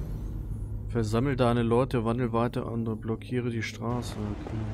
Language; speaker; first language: German; native; German